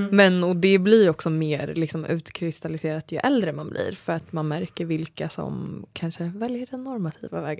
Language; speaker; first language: Swedish; native; Swedish